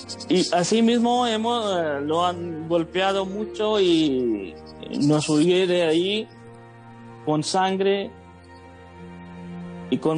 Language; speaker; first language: Spanish; non-native, fluent; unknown